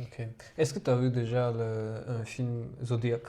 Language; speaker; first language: French; non-native, fluent; Georgian